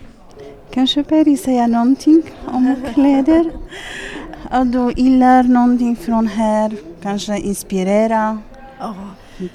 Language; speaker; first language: Swedish; non-native, learner; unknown